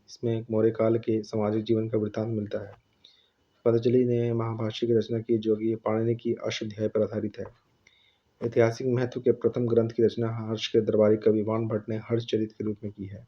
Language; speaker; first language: Hindi; native; Hindi